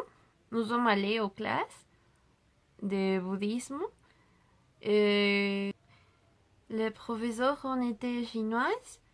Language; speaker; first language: French; non-native, learner; Spanish